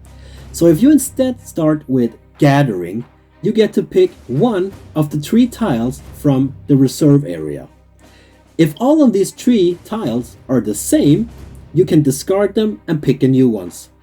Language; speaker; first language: English; non-native, fluent; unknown